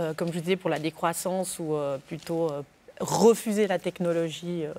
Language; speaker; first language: French; native; French